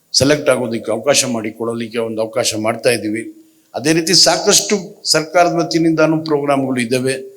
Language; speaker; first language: Kannada; non-native, local second language; Urdu